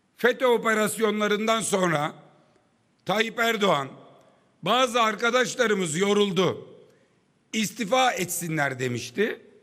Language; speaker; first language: Turkish; native; Turkish